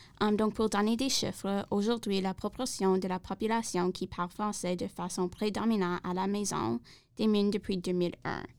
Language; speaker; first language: French; non-native, learner; English